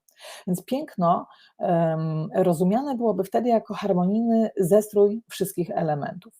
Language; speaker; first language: Polish; native; Polish